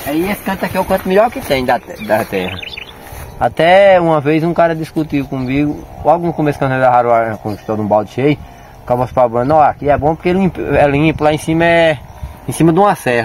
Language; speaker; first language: Portuguese; native; Portuguese